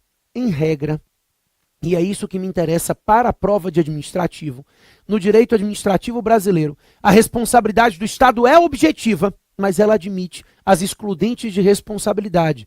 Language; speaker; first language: Portuguese; native; Portuguese